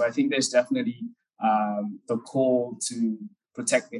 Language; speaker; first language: English; non-native, local second language; Akan